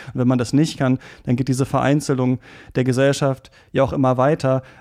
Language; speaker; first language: German; native; German